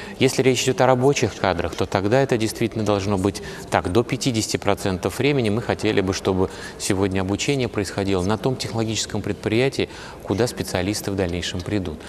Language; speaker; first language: Russian; native; Russian